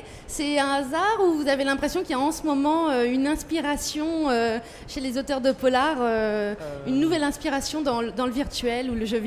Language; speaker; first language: French; native; French